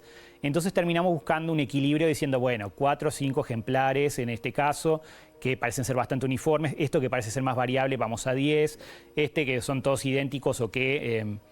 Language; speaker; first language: Spanish; native; Spanish